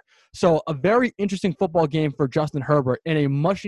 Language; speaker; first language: English; native; English